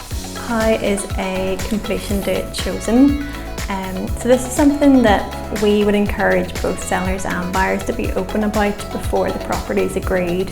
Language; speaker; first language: English; native; English